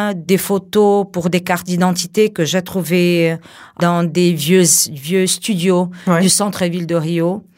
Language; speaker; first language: French; non-native, fluent; Portuguese